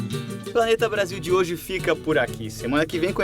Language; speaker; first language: Portuguese; native; Portuguese